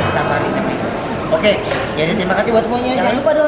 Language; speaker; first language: Indonesian; native; Indonesian